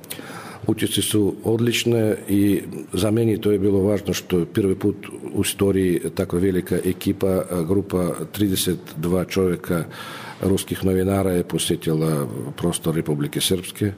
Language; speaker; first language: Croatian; non-native, fluent; Russian